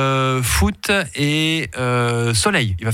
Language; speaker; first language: French; native; French